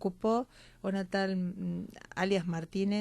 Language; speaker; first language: Spanish; native; Spanish